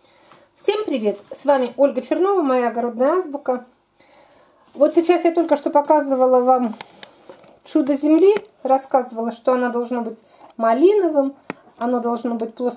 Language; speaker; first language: Russian; native; Russian